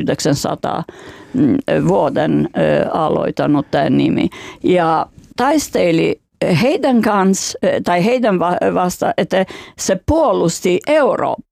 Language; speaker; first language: Finnish; non-native, fluent; Albanian